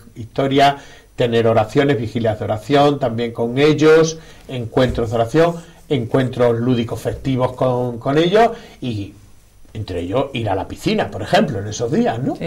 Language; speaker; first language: Spanish; native; Spanish